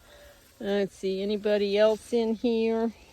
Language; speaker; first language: English; native; English